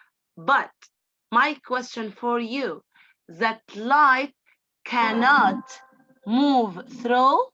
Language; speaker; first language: English; non-native, fluent; Arabic